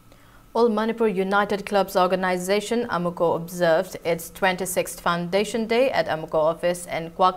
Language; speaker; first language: English; non-native, local second language; Manipuri